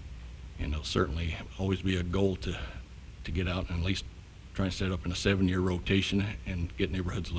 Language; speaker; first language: English; native; English